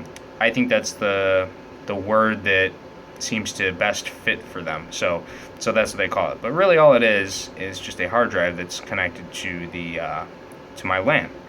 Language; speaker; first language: English; native; English